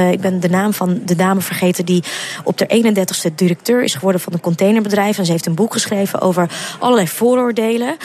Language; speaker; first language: Dutch; early bilingual, other home language; Russian